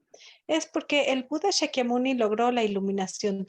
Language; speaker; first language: Spanish; native; Spanish